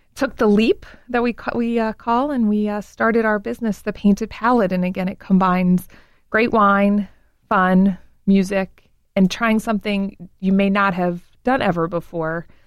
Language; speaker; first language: English; native; English